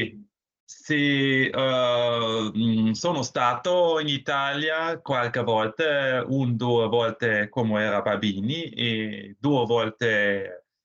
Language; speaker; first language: Italian; non-native, learner; German